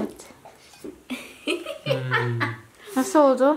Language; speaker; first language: Turkish; non-native, learner; Indonesian